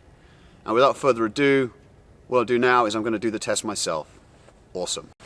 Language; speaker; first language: English; native; English